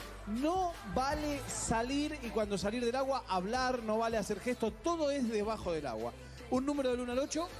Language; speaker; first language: Spanish; native; Spanish